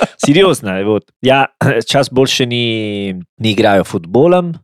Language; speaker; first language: Russian; non-native, learner; Italian